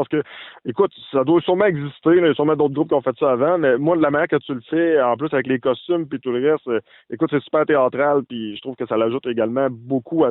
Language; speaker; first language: French; native; French